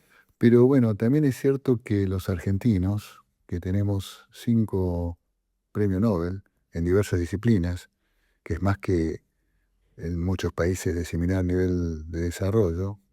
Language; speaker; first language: Spanish; native; Spanish